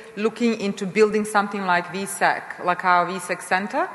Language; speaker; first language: English; non-native, fluent; Serbian